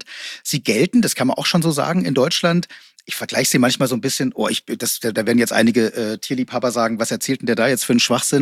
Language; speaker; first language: German; native; German